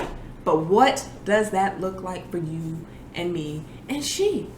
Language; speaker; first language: English; native; English